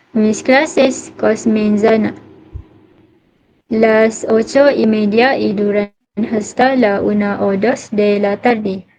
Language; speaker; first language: Spanish; non-native, learner; Malay